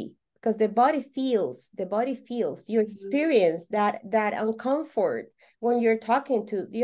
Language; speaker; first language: English; non-native, fluent; Spanish